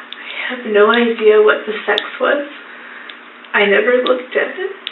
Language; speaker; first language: English; native; English